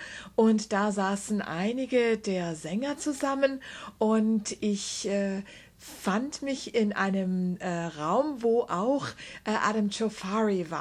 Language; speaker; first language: German; native; German